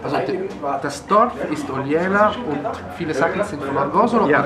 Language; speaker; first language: German; non-native, fluent; Italian